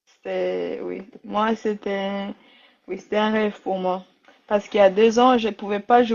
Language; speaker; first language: French; non-native, learner; Rundi